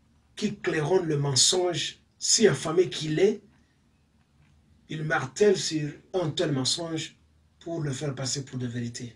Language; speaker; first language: French; non-native, local second language; Swahili